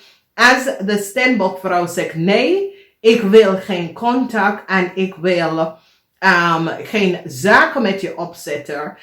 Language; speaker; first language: Dutch; non-native, learner; English